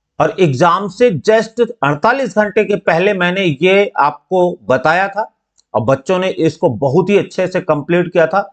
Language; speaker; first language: Hindi; native; Hindi